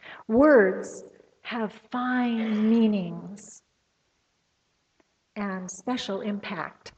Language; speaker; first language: English; native; English